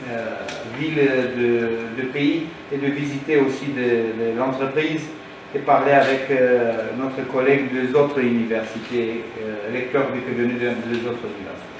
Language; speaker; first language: French; non-native, learner; Romanian